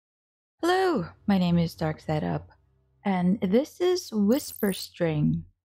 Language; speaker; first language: English; native; English